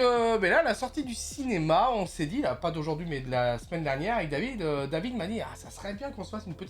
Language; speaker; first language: French; native; French